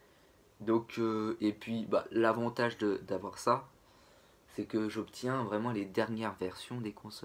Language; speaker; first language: French; native; French